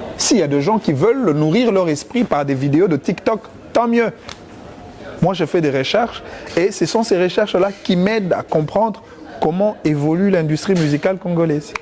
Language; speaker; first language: French; non-native, local second language; Lingala